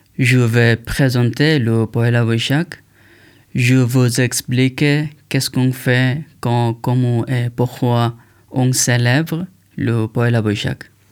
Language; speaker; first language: French; non-native, learner; Bangla